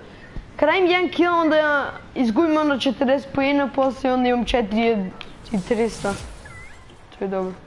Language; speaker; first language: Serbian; early bilingual, heritage; Serbian